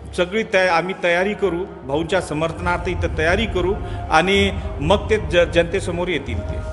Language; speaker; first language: Marathi; non-native, local second language; Lambadi